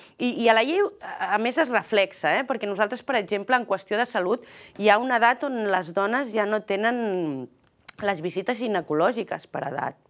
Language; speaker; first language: Catalan; early bilingual, other home language; Spanish